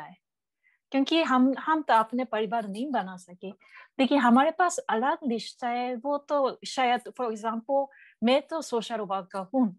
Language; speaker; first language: Hindi; non-native, learner; Japanese